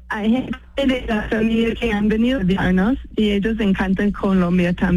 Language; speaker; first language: Spanish; non-native, fluent; English